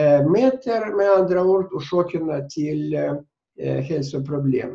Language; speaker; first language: Swedish; non-native, fluent; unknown